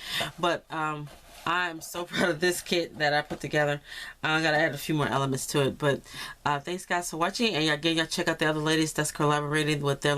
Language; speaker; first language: English; native; English